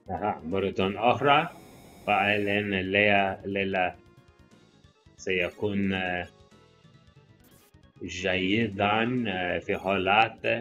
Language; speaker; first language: Arabic; non-native, learner; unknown